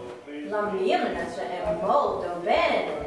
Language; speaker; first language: Italian; non-native, learner; English